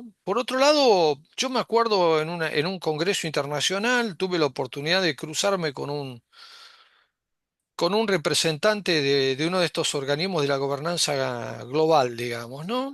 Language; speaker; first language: Spanish; native; Spanish